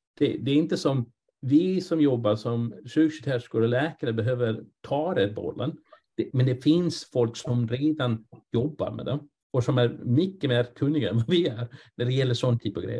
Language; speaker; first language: Swedish; non-native, fluent; English